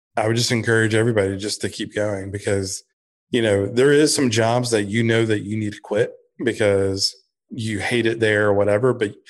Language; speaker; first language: English; native; English